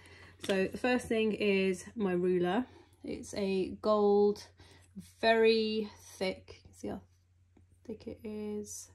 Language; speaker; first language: English; native; English